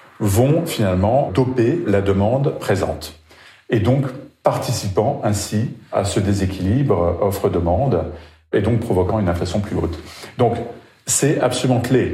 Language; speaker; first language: French; native; French